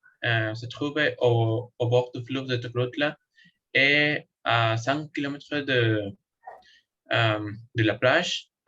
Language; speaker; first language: French; non-native, learner; Spanish